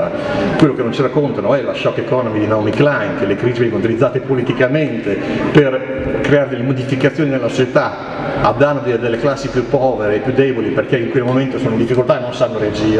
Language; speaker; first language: Italian; native; Italian